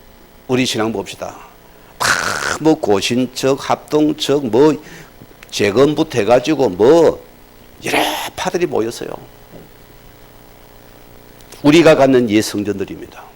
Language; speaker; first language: Korean; native; Korean